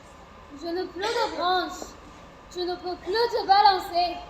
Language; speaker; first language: French; non-native, learner; Arabic